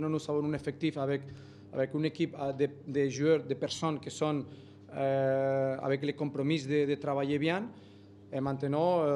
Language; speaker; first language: French; non-native, learner; Spanish